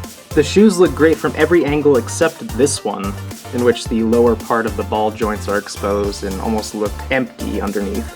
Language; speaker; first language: English; native; English